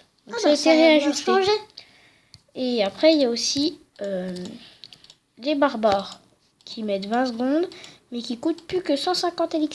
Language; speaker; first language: French; native; French